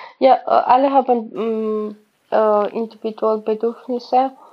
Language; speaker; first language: German; non-native, learner; Georgian